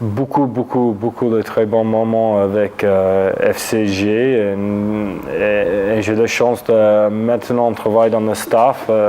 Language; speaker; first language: French; non-native, fluent; English